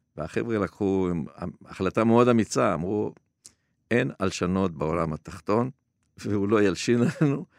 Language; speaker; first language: Hebrew; native; Hebrew